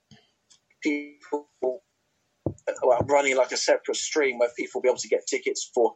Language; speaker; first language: English; native; English